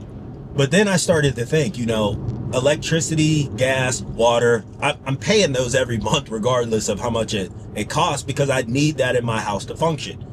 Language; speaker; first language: English; native; English